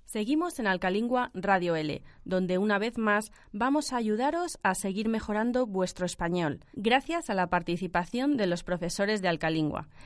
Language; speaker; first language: Spanish; native; Spanish